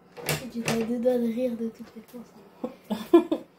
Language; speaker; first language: French; native; French